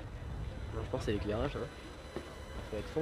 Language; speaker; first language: French; native; French